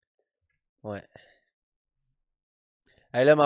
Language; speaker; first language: French; native; French